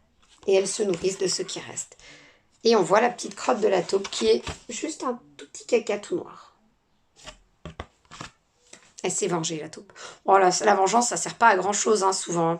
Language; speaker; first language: French; native; French